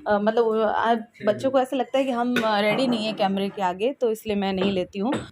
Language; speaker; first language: Hindi; native; Hindi